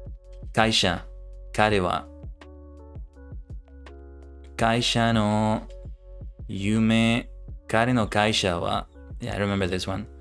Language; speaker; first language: Japanese; non-native, learner; English